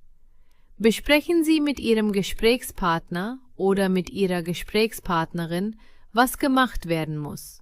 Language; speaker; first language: German; non-native, fluent; Hindi